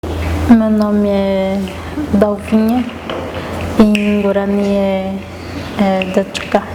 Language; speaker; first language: Portuguese; non-native, local second language; Guarani